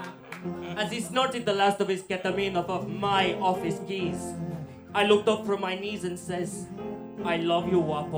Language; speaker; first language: English; non-native, fluent; Romanian